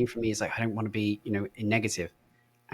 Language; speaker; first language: English; native; English